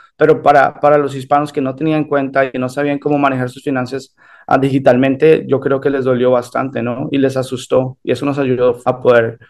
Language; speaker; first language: Spanish; early bilingual, heritage; Spanish